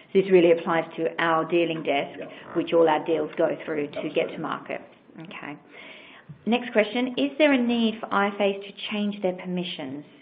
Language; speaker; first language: English; native; English